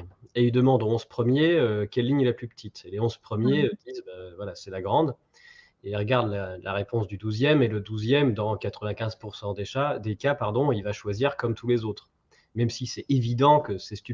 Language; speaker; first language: French; native; French